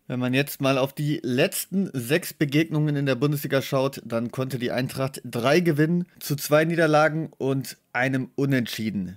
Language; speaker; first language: German; native; German